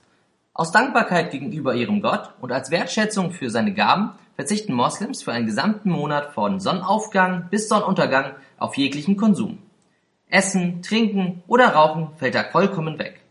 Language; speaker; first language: German; native; German